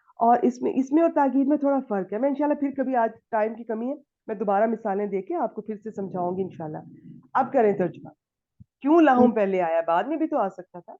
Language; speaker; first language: Urdu; native; Urdu